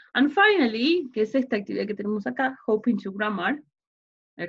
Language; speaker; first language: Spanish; native; Spanish